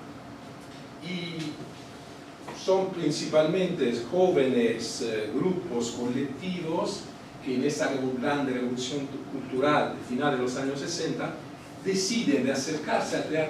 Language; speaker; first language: Spanish; non-native, fluent; Italian